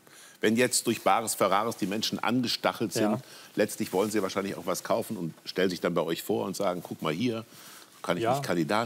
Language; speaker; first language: German; native; German